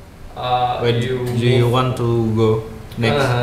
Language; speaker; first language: English; non-native, fluent; Indonesian